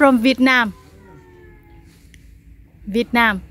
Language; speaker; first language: English; non-native, learner; Vietnamese